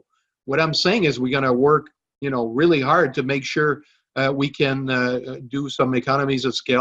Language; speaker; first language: English; non-native, local second language; French